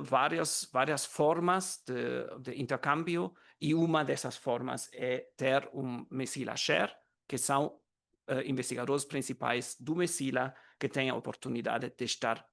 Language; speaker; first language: Portuguese; non-native, learner; German